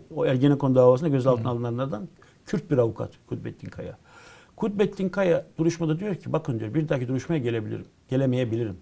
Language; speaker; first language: Turkish; native; Turkish